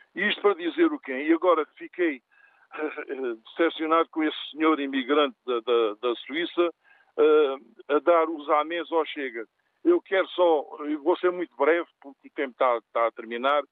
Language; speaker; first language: Portuguese; native; Portuguese